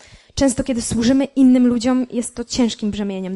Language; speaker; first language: Polish; native; Polish